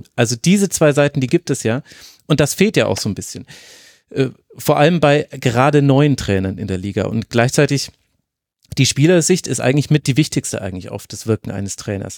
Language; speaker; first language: German; native; German